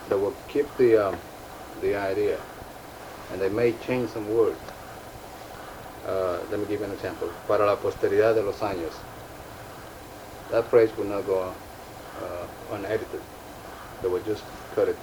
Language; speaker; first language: English; native; English